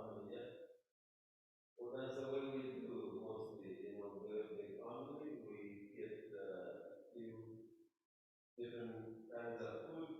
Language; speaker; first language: English; non-native, local second language; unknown